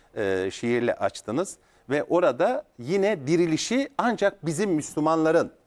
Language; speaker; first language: Turkish; native; Turkish